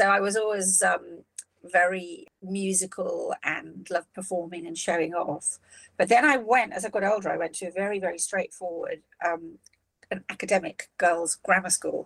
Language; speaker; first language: English; native; English